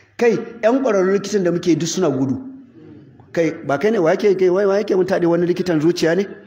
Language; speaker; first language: Hausa; native; Hausa